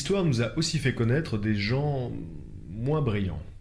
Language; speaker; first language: French; native; French